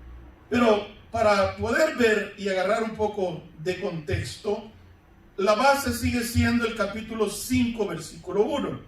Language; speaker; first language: Spanish; native; Spanish